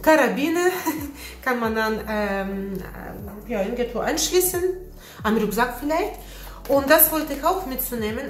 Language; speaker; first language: German; non-native, learner; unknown